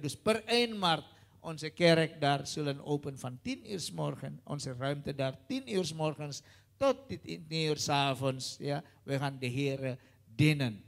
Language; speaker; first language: Dutch; non-native, learner; Indonesian